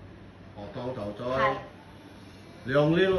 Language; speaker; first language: Chinese; native; Chinese